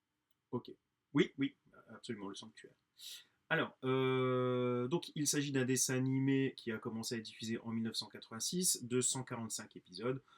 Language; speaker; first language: French; native; French